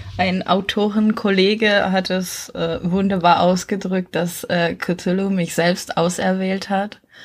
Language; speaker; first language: German; non-native, fluent; Czech